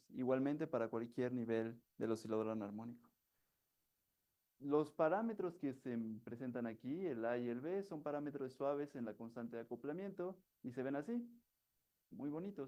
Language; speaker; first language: Spanish; native; Spanish